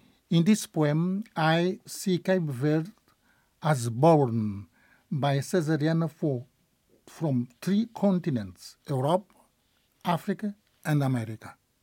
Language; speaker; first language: English; non-native, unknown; Kabuverdianu